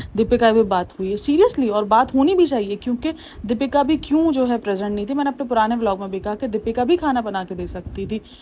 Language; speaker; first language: Urdu; native; Urdu